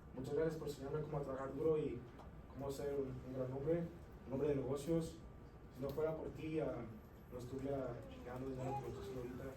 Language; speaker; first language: Spanish; early bilingual, heritage; Spanish